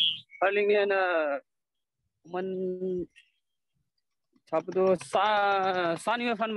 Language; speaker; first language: Chinese; non-native, learner; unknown